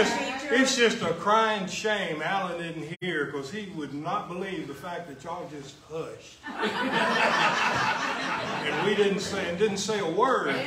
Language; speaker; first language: English; native; English